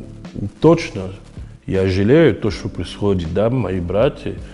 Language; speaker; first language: Russian; non-native, fluent; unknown